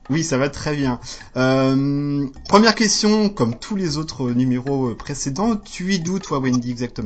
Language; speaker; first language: French; native; French